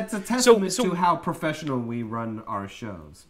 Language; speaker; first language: English; native; English